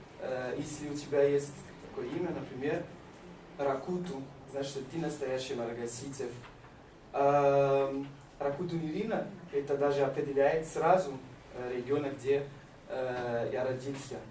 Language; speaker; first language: Russian; non-native, learner; Malagasy